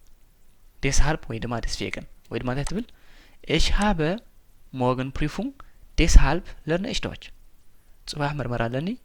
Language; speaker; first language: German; non-native, fluent; Tigrinya